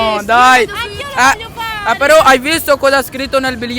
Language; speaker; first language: Italian; non-native, learner; Urdu